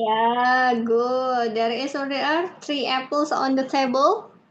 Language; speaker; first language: English; non-native, fluent; Indonesian